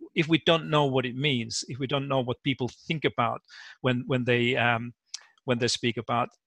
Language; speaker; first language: English; non-native, fluent; Finnish